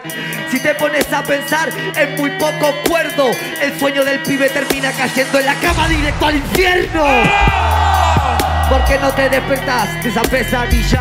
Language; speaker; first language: Spanish; native; Spanish